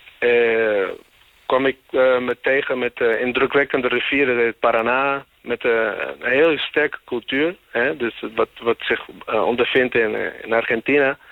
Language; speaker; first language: Dutch; native; Dutch